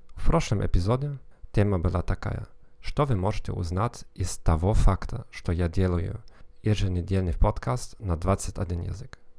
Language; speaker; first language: Russian; non-native, fluent; German